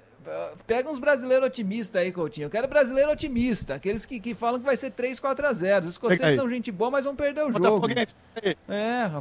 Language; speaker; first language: Portuguese; native; Portuguese